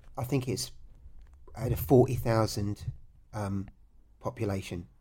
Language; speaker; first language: English; native; English